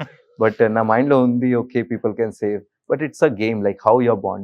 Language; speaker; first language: Telugu; non-native, local second language; Hindi